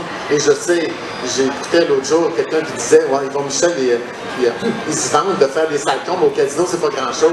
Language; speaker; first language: French; native; French